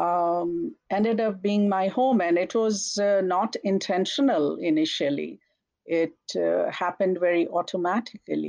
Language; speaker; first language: English; non-native, local second language; Hindi